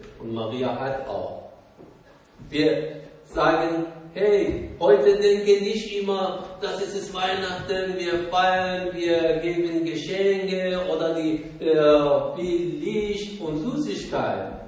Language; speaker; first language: German; non-native, learner; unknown